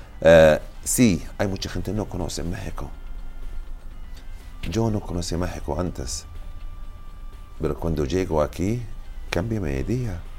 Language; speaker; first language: Spanish; non-native, learner; Arabic